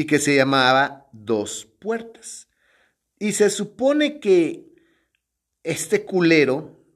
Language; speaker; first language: Spanish; native; Spanish